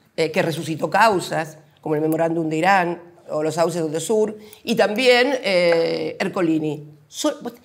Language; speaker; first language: Spanish; native; Spanish